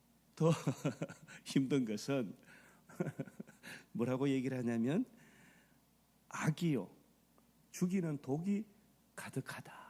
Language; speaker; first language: Korean; native; Korean